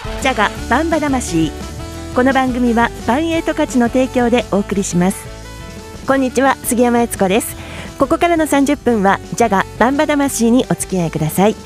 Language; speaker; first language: Japanese; native; Japanese